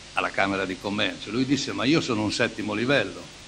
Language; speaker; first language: Italian; native; Italian